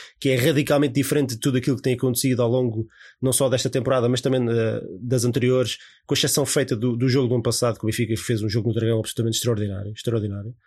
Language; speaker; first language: Portuguese; native; Portuguese